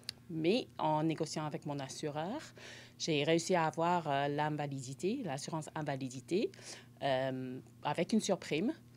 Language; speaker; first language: French; non-native, fluent; English